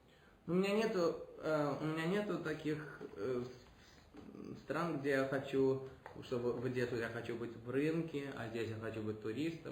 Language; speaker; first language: Russian; early bilingual, heritage; Russian